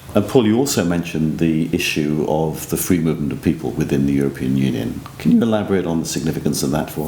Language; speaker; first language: English; native; English